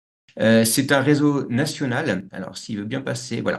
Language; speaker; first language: French; native; French